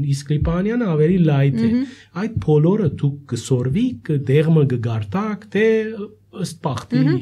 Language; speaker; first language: Armenian; early bilingual, heritage; Armenian